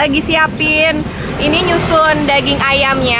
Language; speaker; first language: Indonesian; native; Indonesian